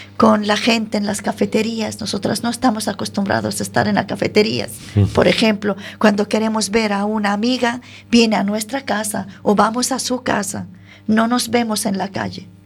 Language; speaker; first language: Spanish; non-native, fluent; Arabic